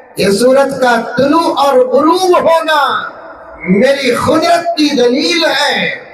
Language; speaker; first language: Urdu; native; Urdu